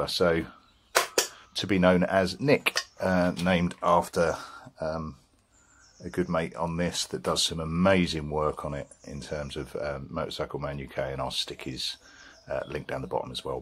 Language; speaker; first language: English; native; English